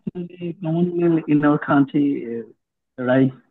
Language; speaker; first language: English; non-native, learner; Bangla